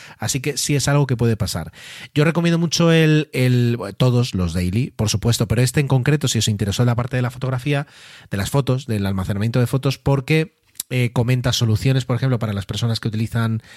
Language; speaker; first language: Spanish; native; Spanish